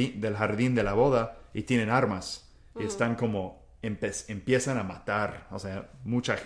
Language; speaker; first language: Spanish; non-native, fluent; English